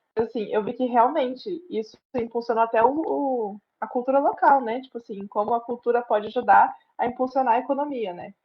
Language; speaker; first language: Portuguese; native; Portuguese